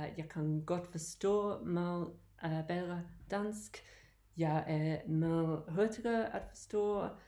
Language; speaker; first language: Danish; non-native, learner; English